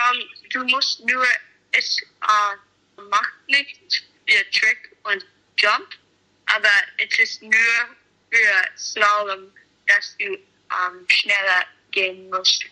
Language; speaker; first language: German; non-native, learner; English